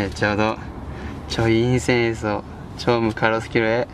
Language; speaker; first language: Korean; non-native, learner; Japanese